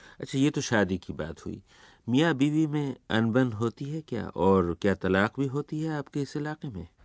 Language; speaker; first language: Urdu; native; Urdu